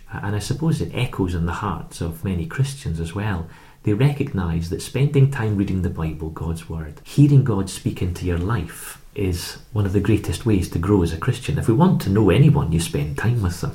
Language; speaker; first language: English; native; English